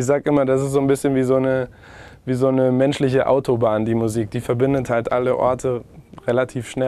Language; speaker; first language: German; non-native, fluent; Spanish